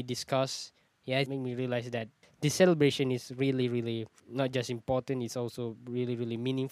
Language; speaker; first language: English; non-native, local second language; Malay